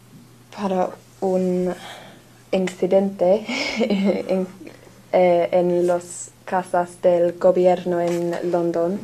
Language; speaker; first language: Spanish; non-native, learner; English